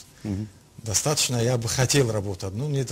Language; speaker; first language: Russian; non-native, local second language; Tajik